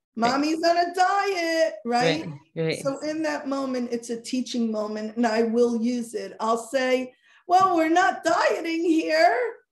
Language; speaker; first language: English; native; English